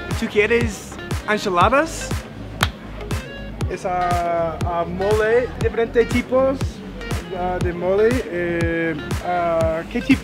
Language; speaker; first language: Spanish; non-native, learner; English